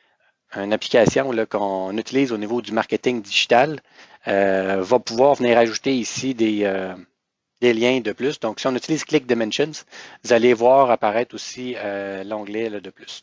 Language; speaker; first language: French; native; French